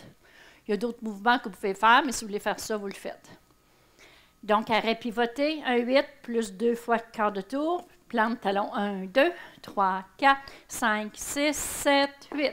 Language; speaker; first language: French; native; French